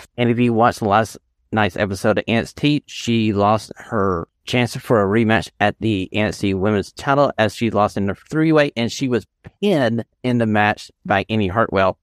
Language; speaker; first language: English; native; English